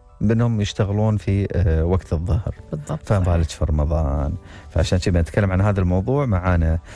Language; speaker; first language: Arabic; native; Arabic